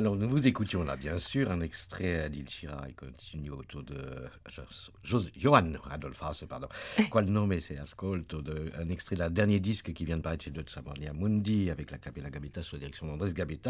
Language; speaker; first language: French; native; French